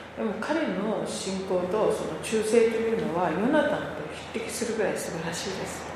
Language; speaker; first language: Japanese; non-native, fluent; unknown